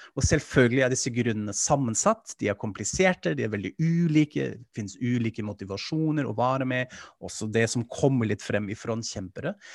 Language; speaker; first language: Norwegian; non-native, fluent; German